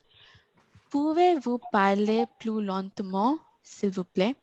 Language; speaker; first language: French; non-native, learner; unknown